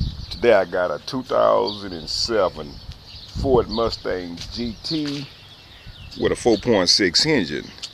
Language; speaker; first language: English; native; English